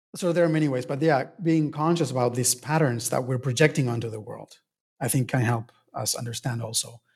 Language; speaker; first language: English; non-native, fluent; Spanish